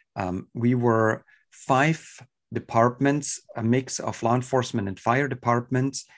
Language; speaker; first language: English; non-native, fluent; Swiss German